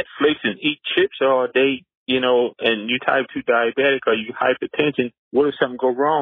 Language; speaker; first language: English; native; English